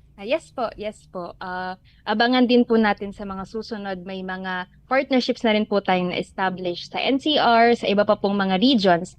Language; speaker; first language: Filipino; native; Filipino